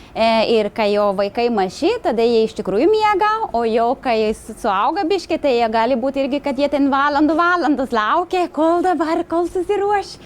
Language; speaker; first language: Lithuanian; non-native, fluent; Swedish